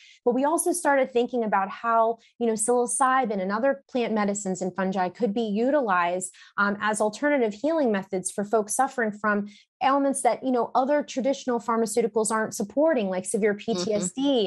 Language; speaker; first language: English; native; English